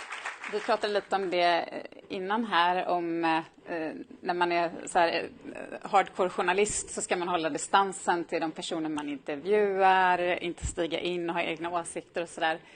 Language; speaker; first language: Swedish; native; Swedish